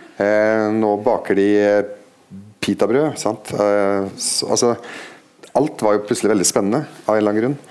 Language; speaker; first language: Norwegian; non-native, fluent; Arabic